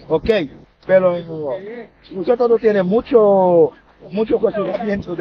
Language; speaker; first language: Spanish; non-native, learner; Haitian Creole